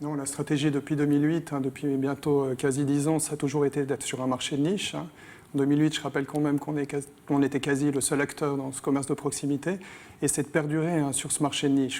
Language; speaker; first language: French; native; French